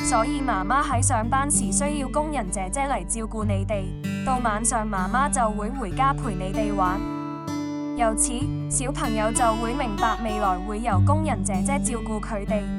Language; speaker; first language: Cantonese; native; Cantonese